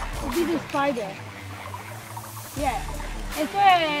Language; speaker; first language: English; non-native, learner; Italian